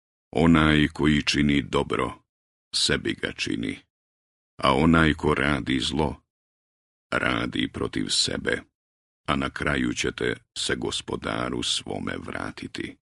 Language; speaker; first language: Croatian; native; Croatian